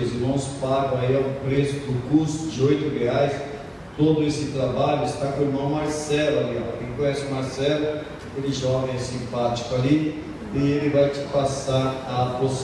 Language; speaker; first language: Portuguese; native; Portuguese